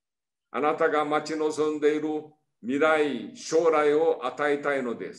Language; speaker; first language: Japanese; early bilingual, heritage; Portuguese